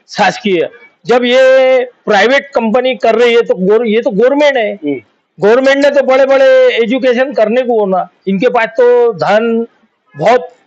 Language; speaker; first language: Hindi; native; Hindi